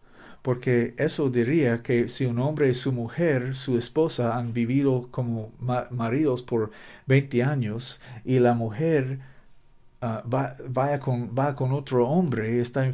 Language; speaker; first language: Spanish; non-native, learner; English